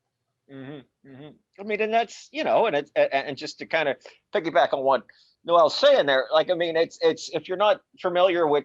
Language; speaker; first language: English; native; English